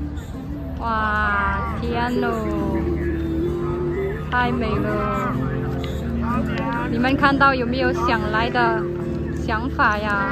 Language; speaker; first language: Chinese; non-native, fluent; Vietnamese